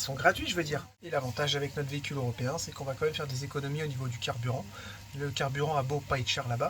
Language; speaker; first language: French; native; French